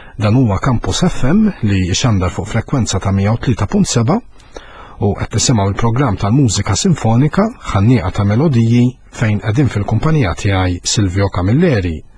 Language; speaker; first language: Maltese; native; Maltese